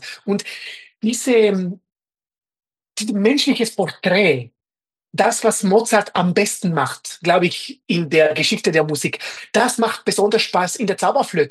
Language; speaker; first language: German; non-native, fluent; Spanish